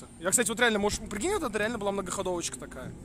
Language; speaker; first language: Russian; native; Russian